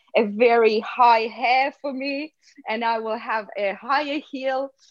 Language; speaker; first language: English; non-native, fluent; Russian